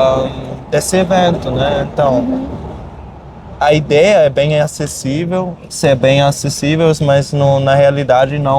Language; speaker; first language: Portuguese; non-native, fluent; German